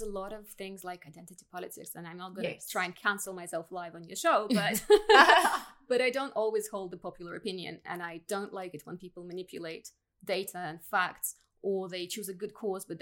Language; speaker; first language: English; non-native, fluent; Russian